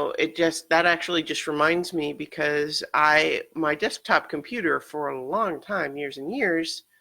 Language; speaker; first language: English; native; English